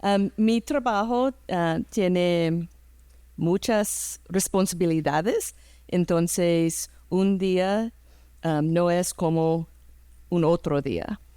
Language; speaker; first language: Spanish; early bilingual, heritage; English